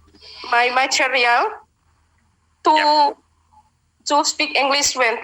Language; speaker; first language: English; non-native, learner; Indonesian